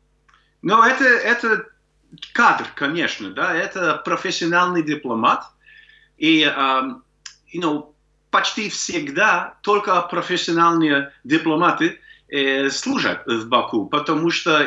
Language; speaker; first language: Russian; non-native, fluent; English